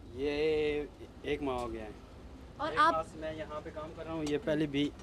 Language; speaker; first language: Urdu; native; Urdu